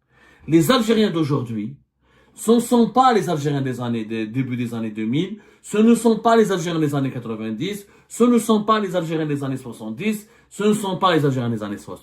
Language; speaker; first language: French; non-native, local second language; Arabic